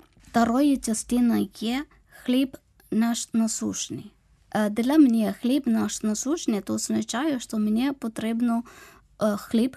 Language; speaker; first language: Ukrainian; non-native, fluent; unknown